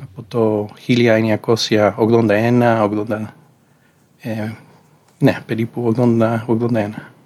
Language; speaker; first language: Greek; non-native, learner; English